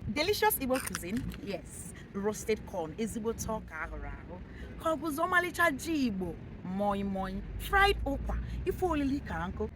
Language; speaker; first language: Igbo; native; Igbo